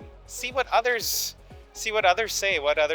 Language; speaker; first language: English; native; English